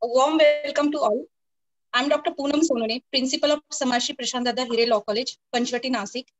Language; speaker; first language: English; non-native, local second language; Marathi